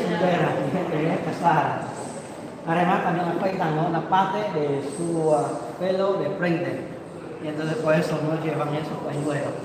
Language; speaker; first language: Spanish; non-native, fluent; Vietnamese